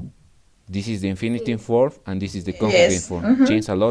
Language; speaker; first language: English; non-native, fluent; Spanish